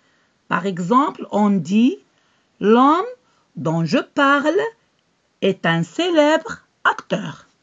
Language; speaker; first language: French; non-native, local second language; Arabic